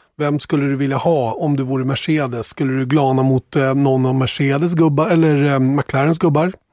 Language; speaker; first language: Swedish; native; Swedish